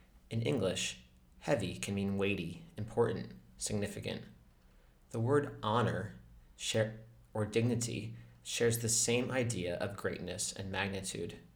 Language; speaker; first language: English; native; English